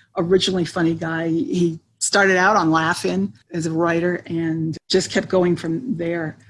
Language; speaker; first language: English; native; English